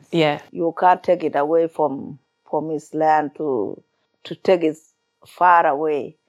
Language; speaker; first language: English; non-native, learner; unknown